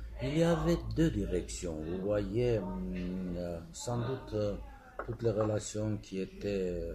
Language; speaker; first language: French; non-native, fluent; Armenian